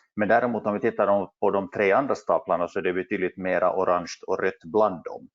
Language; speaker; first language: Swedish; native; Swedish